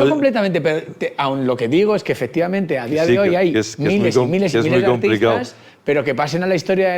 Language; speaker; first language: Spanish; native; Spanish